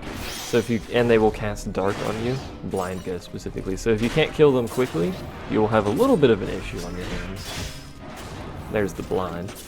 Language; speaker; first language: English; native; English